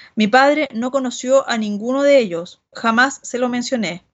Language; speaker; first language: Spanish; native; Spanish